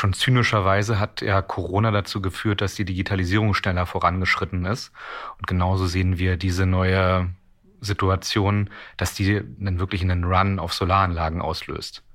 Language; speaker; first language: German; native; German